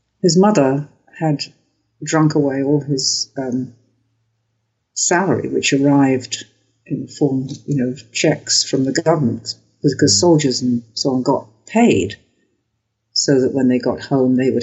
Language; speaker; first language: English; native; English